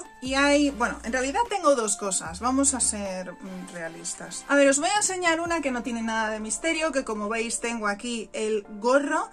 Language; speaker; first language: Spanish; native; Spanish